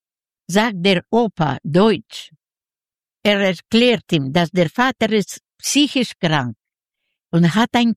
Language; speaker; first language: German; non-native, learner; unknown